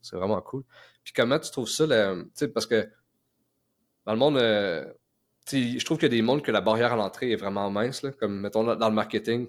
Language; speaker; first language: French; native; French